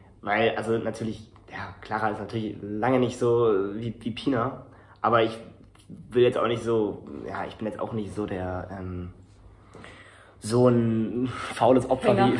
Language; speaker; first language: German; native; German